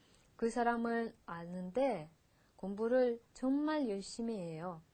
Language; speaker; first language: Korean; non-native, fluent; Russian